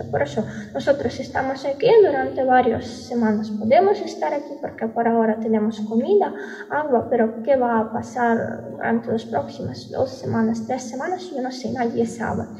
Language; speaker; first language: Spanish; non-native, fluent; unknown